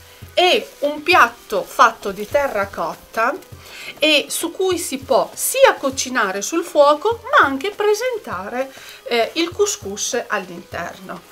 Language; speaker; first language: Italian; non-native, fluent; Arabic